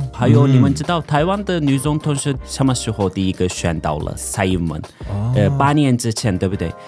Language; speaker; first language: Chinese; non-native, fluent; Turkish